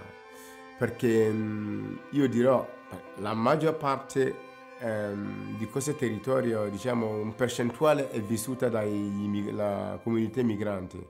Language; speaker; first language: Italian; non-native, fluent; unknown